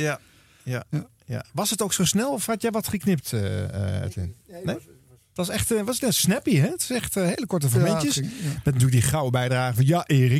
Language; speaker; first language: Dutch; native; Dutch